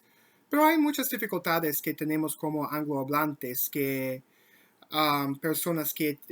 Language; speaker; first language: Spanish; non-native, learner; English